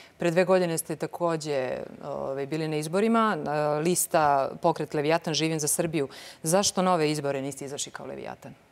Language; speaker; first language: Serbian; native; Serbian